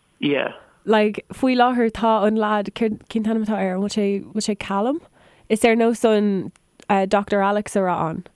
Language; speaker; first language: Irish; non-native, local second language; English